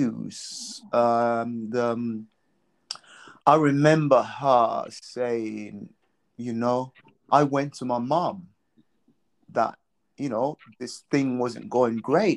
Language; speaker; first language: English; non-native, local second language; Nyanja